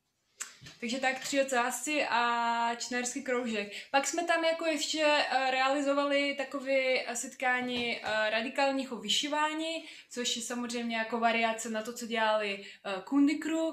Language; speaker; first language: Czech; non-native, fluent; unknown